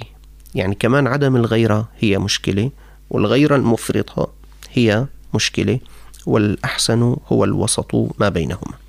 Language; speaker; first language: Arabic; native; Arabic